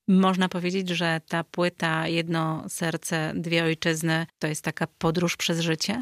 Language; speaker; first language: Polish; native; Polish